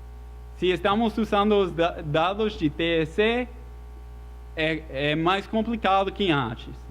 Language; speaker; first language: Portuguese; non-native, fluent; English